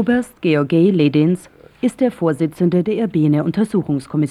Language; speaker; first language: German; native; German